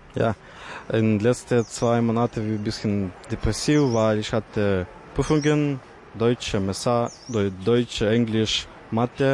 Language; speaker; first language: German; early bilingual, other home language; Ukrainian